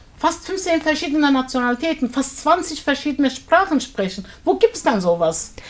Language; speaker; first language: German; non-native, fluent; Turkish